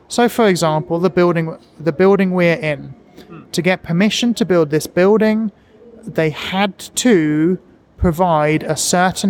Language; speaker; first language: English; native; English